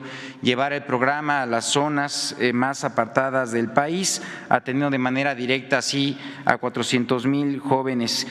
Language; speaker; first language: Spanish; native; Spanish